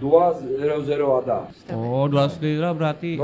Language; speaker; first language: Indonesian; non-native, learner; Turkish